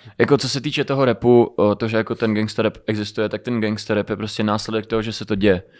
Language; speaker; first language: Czech; early bilingual, other home language; Romanian